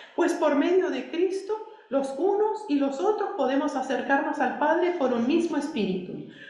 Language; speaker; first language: Spanish; early bilingual, other home language; English